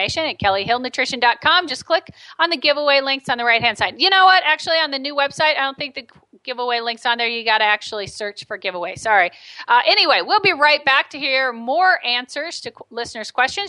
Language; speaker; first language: English; native; English